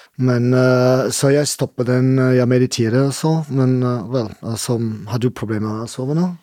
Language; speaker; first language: Norwegian; non-native, learner; German